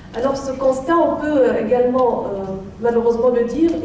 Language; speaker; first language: French; non-native, local second language; Arabic